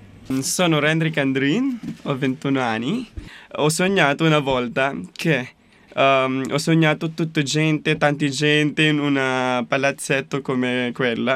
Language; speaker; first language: Italian; non-native, local second language; Filipino